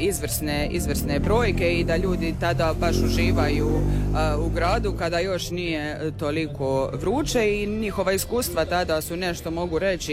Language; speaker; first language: Serbian; native; Serbian